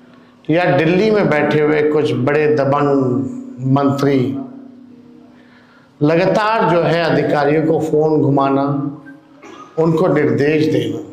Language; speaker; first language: Hindi; native; Hindi